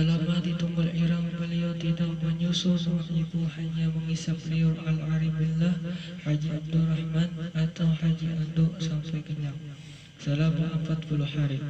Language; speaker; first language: Indonesian; native; Indonesian